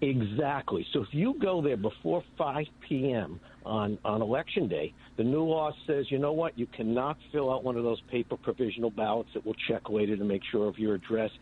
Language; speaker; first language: English; native; English